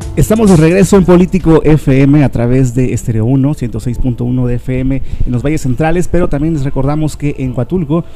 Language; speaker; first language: Spanish; native; Spanish